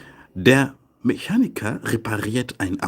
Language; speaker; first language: German; non-native, fluent; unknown